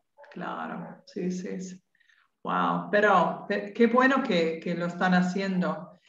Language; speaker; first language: Spanish; non-native, fluent; English